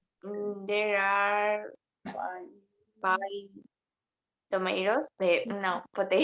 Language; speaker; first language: English; non-native, learner; Spanish